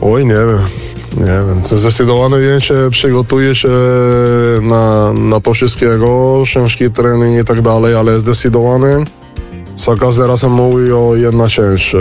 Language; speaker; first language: Polish; non-native, fluent; Spanish